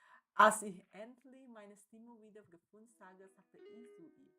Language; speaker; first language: German; non-native, learner; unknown